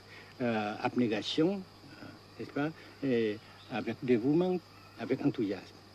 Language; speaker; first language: French; non-native, fluent; Vietnamese